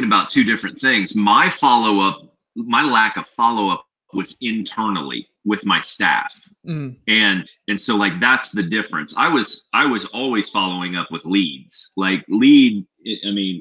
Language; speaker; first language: English; native; English